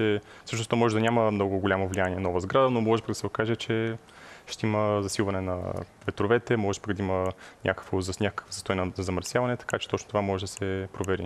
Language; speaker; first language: Bulgarian; native; Bulgarian